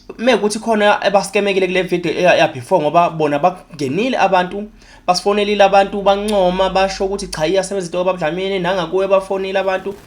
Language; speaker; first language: Zulu; native; Zulu